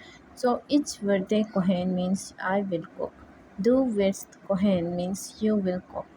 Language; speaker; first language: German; non-native, learner; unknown